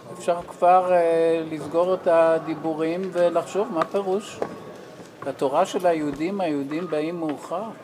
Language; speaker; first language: Hebrew; non-native, fluent; English